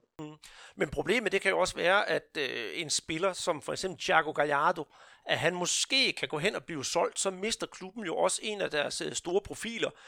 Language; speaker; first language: Danish; non-native, fluent; Portuguese